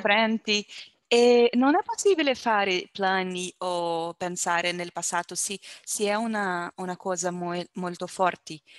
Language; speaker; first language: Italian; non-native, learner; Portuguese